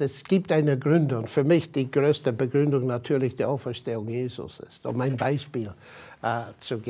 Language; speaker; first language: German; non-native, fluent; English